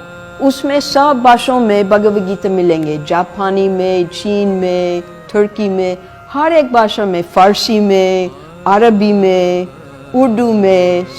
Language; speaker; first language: Hindi; non-native, fluent; English